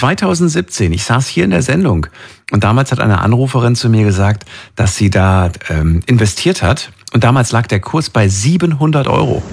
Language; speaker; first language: German; native; German